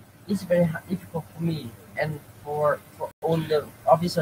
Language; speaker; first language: English; non-native, learner; Vietnamese